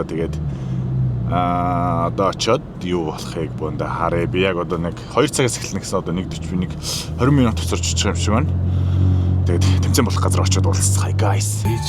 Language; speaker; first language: Mongolian; native; Mongolian